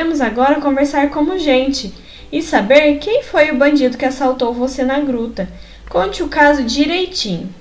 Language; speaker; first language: Portuguese; native; Portuguese